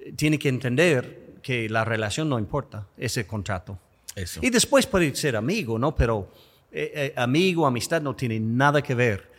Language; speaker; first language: Spanish; non-native, fluent; English